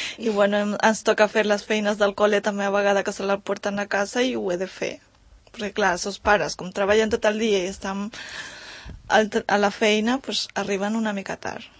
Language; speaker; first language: Catalan; non-native, learner; Spanish